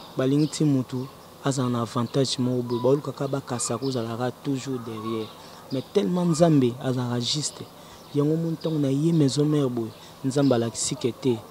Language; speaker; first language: Lingala; native; Lingala